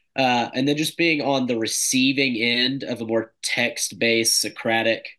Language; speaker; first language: English; native; English